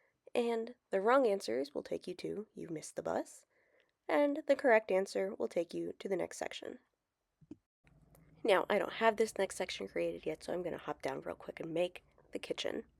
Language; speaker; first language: English; native; English